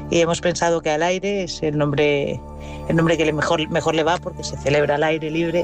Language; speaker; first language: Spanish; native; Spanish